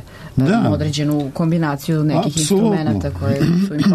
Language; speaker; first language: Serbian; native; Serbian